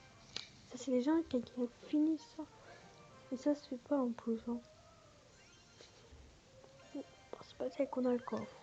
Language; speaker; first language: French; native; French